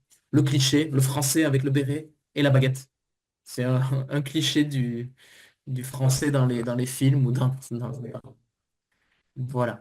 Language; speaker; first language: French; native; French